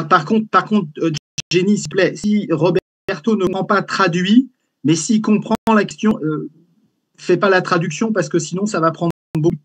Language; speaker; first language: French; native; French